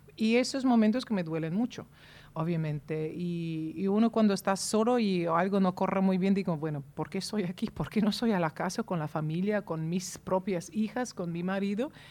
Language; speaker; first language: Spanish; non-native, fluent; Latvian